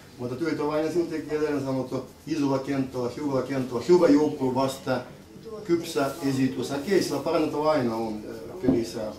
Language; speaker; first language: Finnish; non-native, learner; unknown